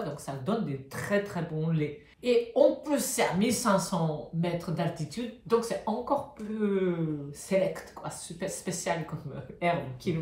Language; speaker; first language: French; non-native, fluent; Japanese